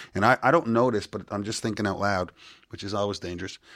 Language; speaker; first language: English; native; English